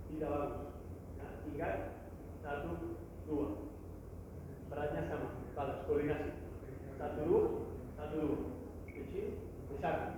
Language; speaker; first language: Indonesian; non-native, learner; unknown